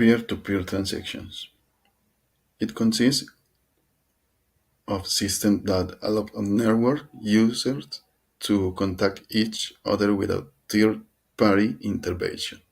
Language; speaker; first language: English; non-native, learner; Spanish